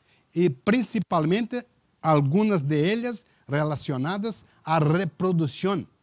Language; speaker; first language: Spanish; non-native, learner; Portuguese